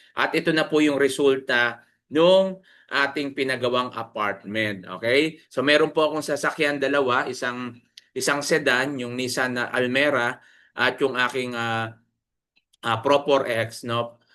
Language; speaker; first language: Filipino; native; Filipino